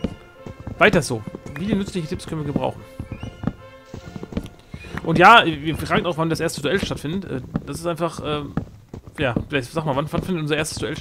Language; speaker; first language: German; native; German